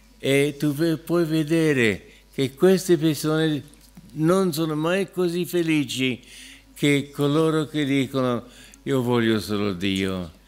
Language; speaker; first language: Italian; non-native, fluent; English